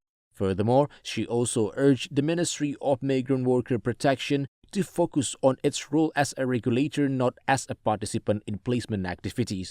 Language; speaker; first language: English; non-native, fluent; Indonesian